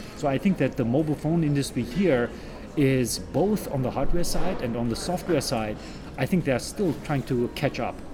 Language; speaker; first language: English; non-native, fluent; German